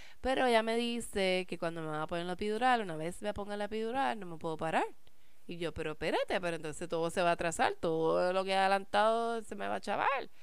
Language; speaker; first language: Spanish; early bilingual, heritage; Spanish